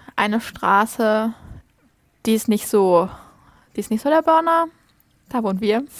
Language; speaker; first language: German; native; German